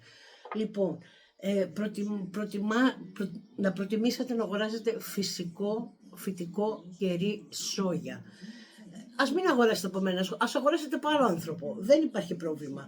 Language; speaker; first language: Greek; native; Greek